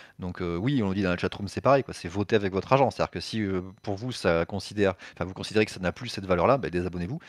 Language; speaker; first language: French; native; French